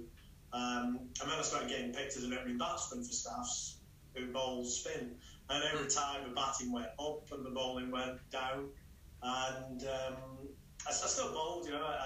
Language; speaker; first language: English; native; English